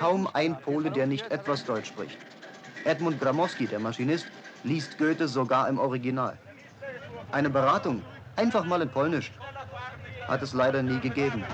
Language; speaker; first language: German; native; German